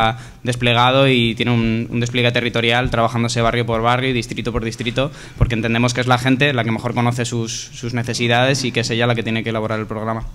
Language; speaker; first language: Spanish; native; Spanish